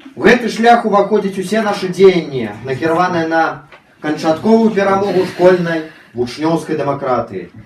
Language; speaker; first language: Belarusian; non-native, local second language; Russian